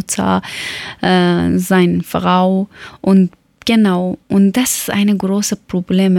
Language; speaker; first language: German; non-native, learner; Persian